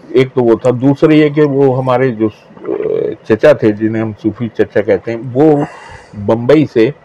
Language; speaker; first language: Urdu; native; Urdu